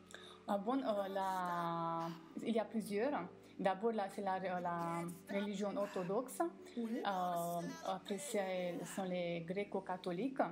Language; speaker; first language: French; non-native, fluent; Romanian